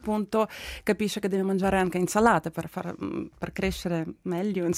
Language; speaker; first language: Italian; non-native, fluent; Ukrainian